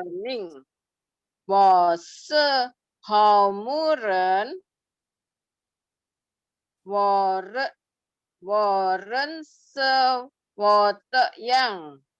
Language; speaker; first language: Chinese; non-native, learner; Indonesian